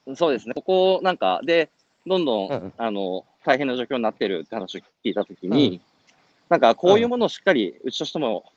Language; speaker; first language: Japanese; native; Japanese